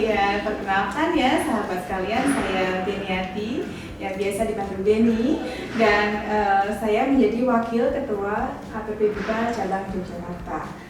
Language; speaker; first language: Indonesian; native; Indonesian